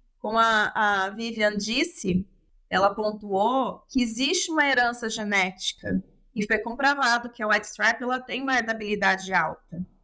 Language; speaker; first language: Portuguese; native; Portuguese